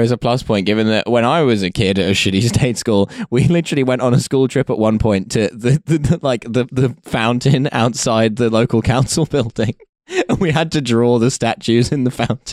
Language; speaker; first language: English; native; English